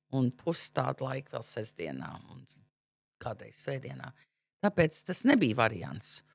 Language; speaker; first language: Latvian; early bilingual, heritage; Latvian